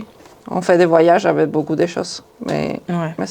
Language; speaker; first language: French; non-native, fluent; Spanish